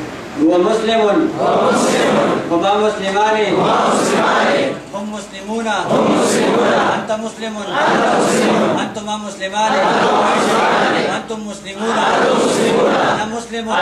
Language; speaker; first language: Arabic; non-native, learner; Urdu